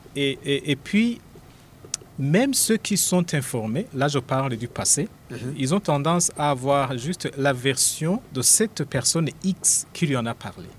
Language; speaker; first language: French; non-native, local second language; Rundi